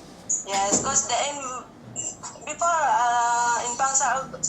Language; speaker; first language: English; non-native, learner; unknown